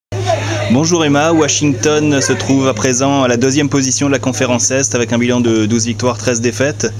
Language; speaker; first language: French; native; French